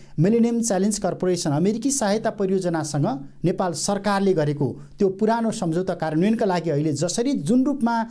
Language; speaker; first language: Nepali; native; Nepali